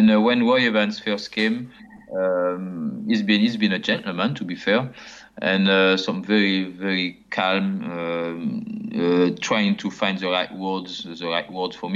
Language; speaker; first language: English; non-native, fluent; French